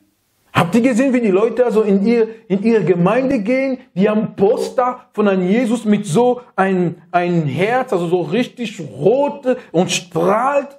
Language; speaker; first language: German; non-native, fluent; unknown